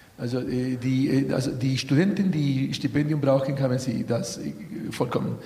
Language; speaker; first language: German; non-native, fluent; Spanish